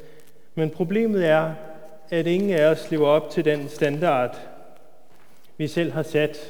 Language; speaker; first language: Danish; native; Danish